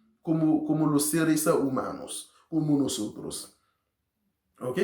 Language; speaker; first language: Spanish; non-native, learner; Haitian Creole